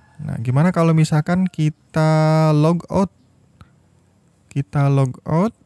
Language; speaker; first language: Indonesian; native; Indonesian